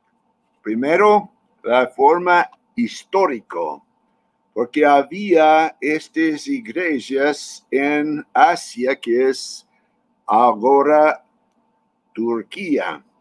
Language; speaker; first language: Spanish; non-native, fluent; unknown